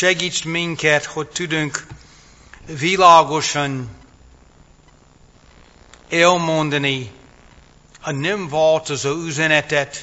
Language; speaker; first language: Hungarian; non-native, fluent; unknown